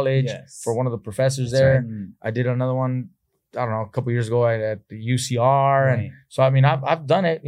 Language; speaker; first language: English; native; English